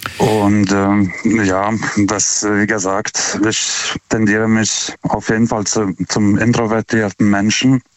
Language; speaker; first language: German; non-native, fluent; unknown